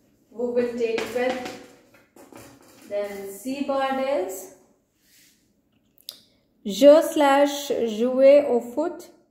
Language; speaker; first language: French; non-native, fluent; Punjabi